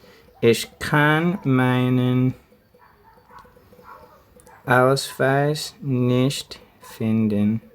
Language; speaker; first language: German; non-native, learner; English